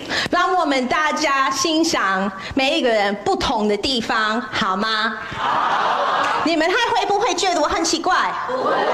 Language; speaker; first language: Chinese; non-native, fluent; English